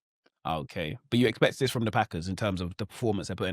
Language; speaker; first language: English; native; English